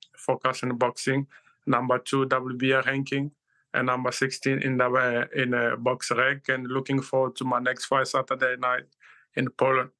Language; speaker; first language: English; non-native, learner; Luba-Lulua